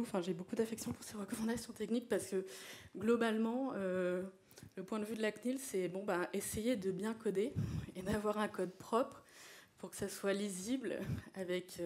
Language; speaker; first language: French; native; French